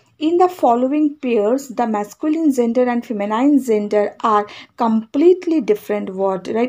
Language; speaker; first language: English; non-native, local second language; Bangla